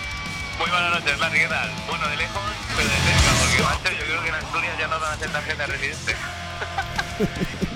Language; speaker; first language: Spanish; native; Spanish